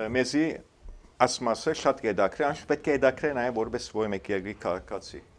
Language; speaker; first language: Armenian; early bilingual, heritage; Armenian